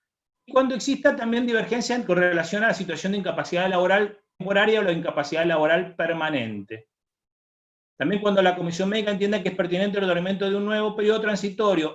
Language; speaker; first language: Spanish; native; Spanish